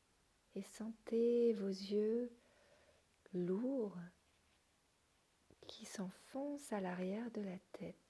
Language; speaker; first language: French; native; French